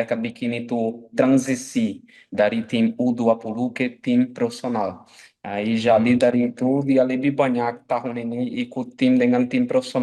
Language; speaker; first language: Indonesian; non-native, fluent; Portuguese